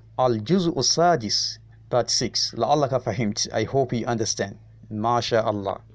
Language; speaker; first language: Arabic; non-native, fluent; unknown